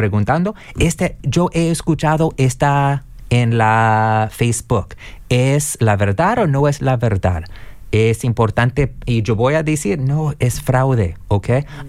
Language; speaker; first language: Spanish; non-native, learner; English